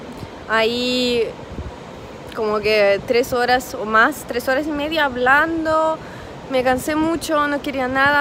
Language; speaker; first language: Spanish; non-native, fluent; Russian